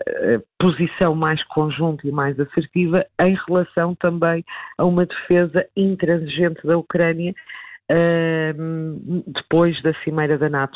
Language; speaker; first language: Portuguese; native; Portuguese